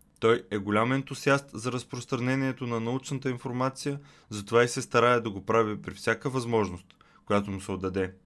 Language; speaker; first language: Bulgarian; native; Bulgarian